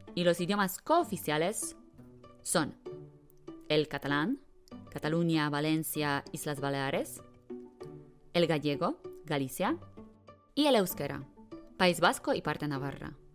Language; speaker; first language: Spanish; non-native, fluent; Polish